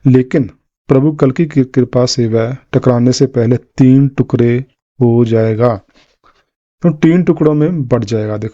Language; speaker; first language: Hindi; non-native, local second language; Punjabi